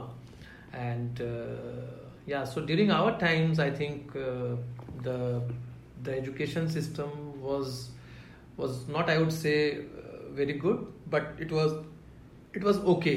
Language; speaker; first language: English; non-native, local second language; Hindi